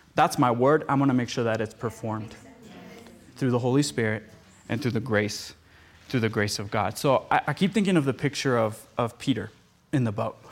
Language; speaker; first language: English; early bilingual, other home language; Spanish